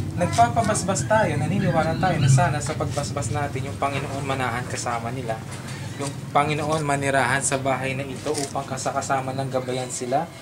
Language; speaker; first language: Filipino; non-native, local second language; Hiligaynon